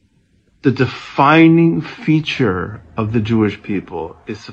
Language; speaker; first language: English; native; English